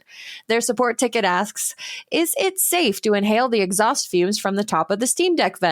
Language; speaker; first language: English; native; English